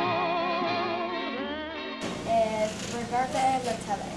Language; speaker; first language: French; non-native, learner; English